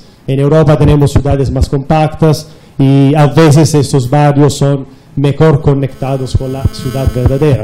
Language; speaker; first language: Spanish; non-native, fluent; Italian